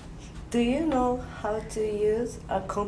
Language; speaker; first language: English; non-native, learner; Japanese